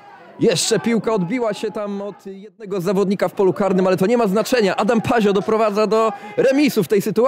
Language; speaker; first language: Polish; native; Polish